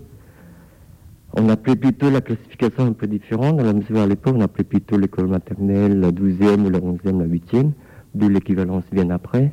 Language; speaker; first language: French; non-native, fluent; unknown